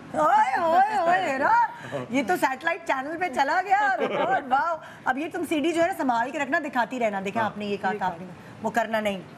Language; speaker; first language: Urdu; native; Urdu